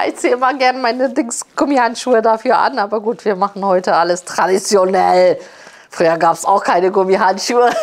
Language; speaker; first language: German; early bilingual, other home language; Polish